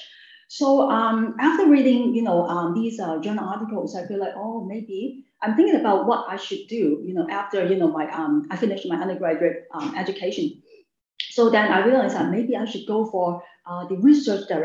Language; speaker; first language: English; non-native, local second language; Cantonese